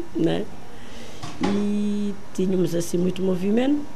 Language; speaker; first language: Portuguese; non-native, local second language; Kabuverdianu